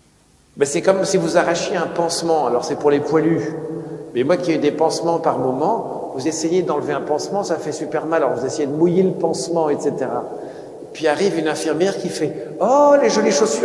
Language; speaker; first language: French; native; French